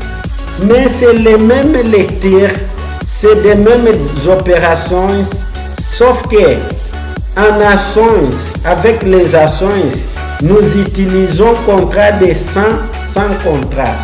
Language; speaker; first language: French; non-native, fluent; Portuguese